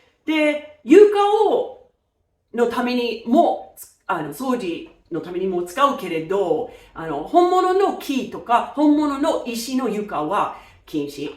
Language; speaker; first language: Japanese; non-native, fluent; English